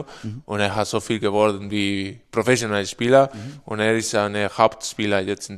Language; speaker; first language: German; non-native, fluent; Spanish